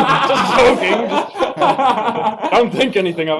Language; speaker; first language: English; native; English